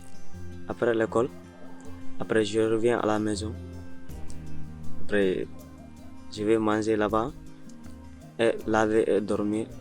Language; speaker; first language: French; non-native, learner; Mandingo